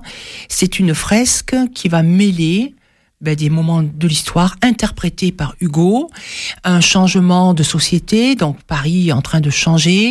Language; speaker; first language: French; native; French